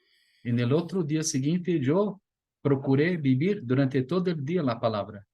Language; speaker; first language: Spanish; non-native, fluent; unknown